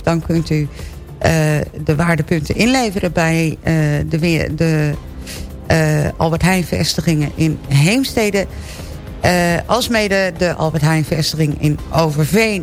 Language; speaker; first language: Dutch; native; Dutch